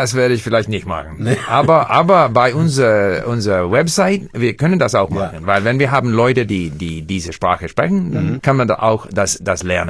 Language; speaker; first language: German; non-native, learner; English